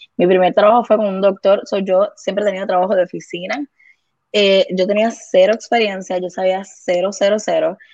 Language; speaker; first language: Spanish; native; Spanish